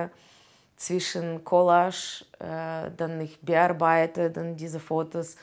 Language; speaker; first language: German; non-native, learner; Russian